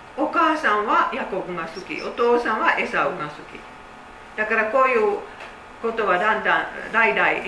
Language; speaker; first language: Japanese; non-native, fluent; Finnish